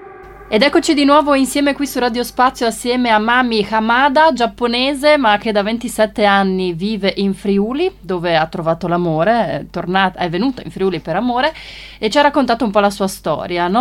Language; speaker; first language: Italian; native; Italian